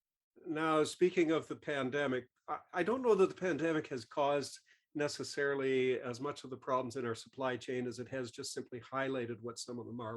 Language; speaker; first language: English; native; English